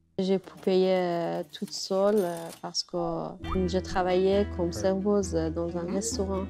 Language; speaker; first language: French; non-native, learner; Persian